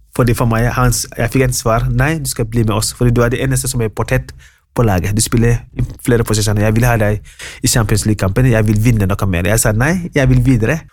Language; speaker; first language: Norwegian; non-native, fluent; Wolof